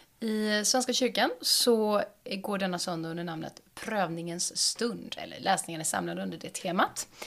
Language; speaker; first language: Swedish; native; Swedish